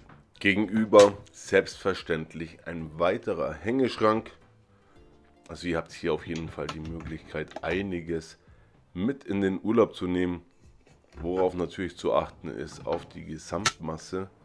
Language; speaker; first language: German; native; German